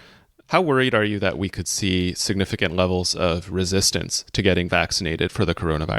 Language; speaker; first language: English; native; English